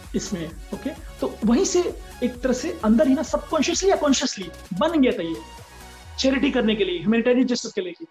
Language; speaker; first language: Hindi; native; Hindi